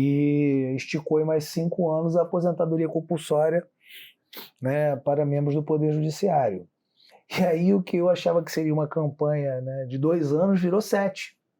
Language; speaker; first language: Portuguese; native; Portuguese